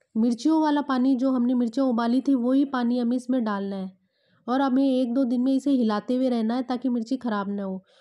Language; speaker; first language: Hindi; native; Hindi